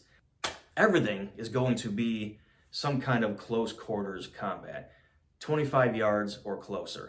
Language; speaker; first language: English; native; English